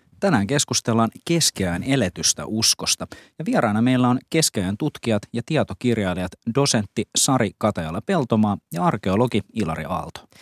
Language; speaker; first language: Finnish; native; Finnish